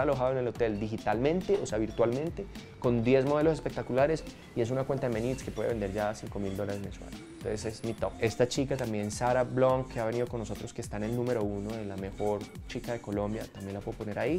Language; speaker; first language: Spanish; native; Spanish